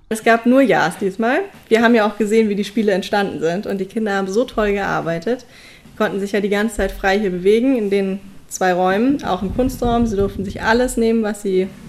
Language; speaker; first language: German; native; German